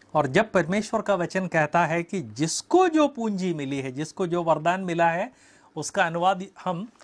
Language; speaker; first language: Hindi; native; Hindi